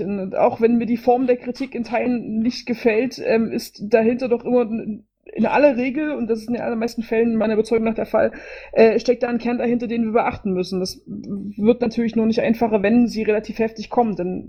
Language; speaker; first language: German; native; German